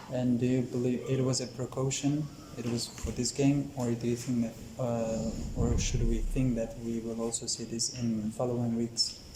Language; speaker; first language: English; non-native, fluent; Turkish